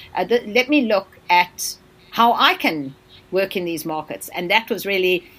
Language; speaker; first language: English; native; English